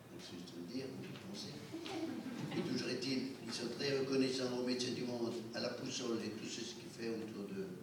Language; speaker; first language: French; non-native, fluent; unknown